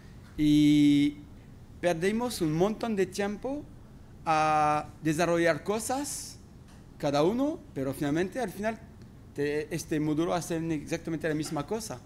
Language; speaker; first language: Spanish; non-native, fluent; French